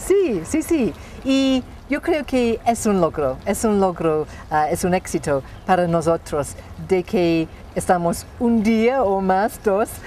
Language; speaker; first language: Spanish; non-native, fluent; English